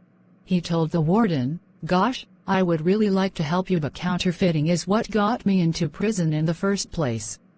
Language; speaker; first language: English; non-native, learner; Khmer